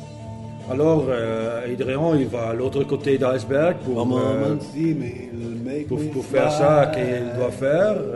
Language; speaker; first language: French; non-native, learner; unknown